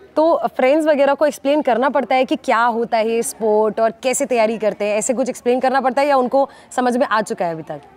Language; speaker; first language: Hindi; native; Hindi